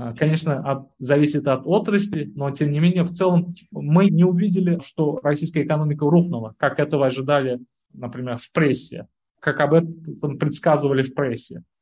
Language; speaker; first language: Russian; non-native, local second language; Uzbek